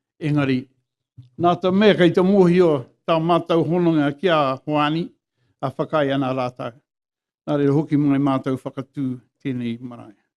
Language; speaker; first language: Māori; non-native, local second language; English